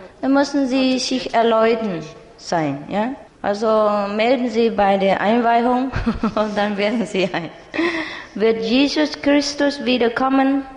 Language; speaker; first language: German; non-native, learner; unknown